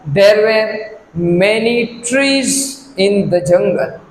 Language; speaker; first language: English; non-native, local second language; Gujarati